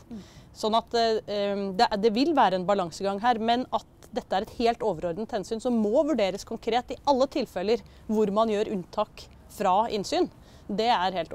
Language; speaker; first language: Norwegian; native; Norwegian